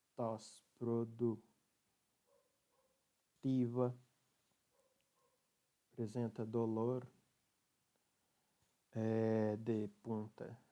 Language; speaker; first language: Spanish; non-native, learner; Portuguese